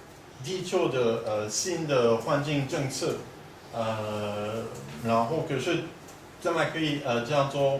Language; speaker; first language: Chinese; non-native, fluent; French